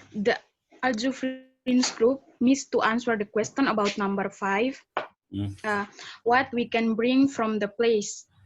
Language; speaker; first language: English; non-native, fluent; Indonesian